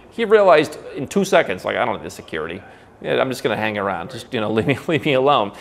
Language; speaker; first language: English; native; English